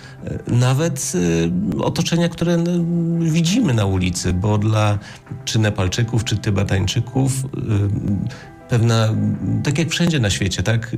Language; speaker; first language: Polish; native; Polish